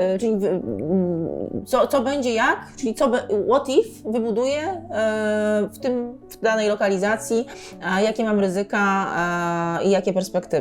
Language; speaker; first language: Polish; native; Polish